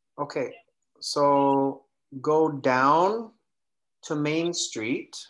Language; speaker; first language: English; native; English